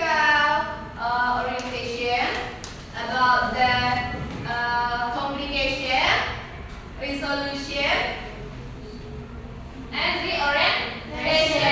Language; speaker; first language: English; non-native, learner; Indonesian